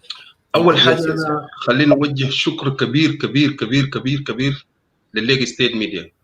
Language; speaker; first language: Arabic; non-native, local second language; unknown